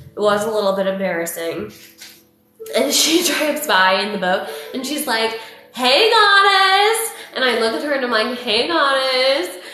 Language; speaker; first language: English; native; English